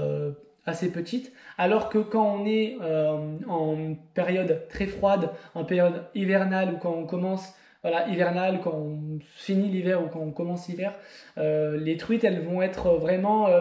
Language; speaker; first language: French; native; French